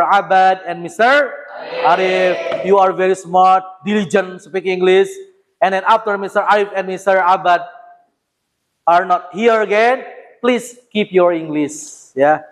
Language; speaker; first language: English; non-native, learner; Indonesian